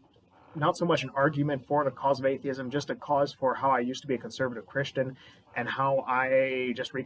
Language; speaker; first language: English; native; English